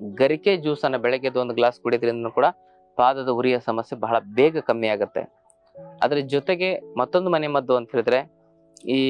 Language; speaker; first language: Kannada; native; Kannada